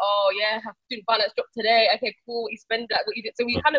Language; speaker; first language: English; native; English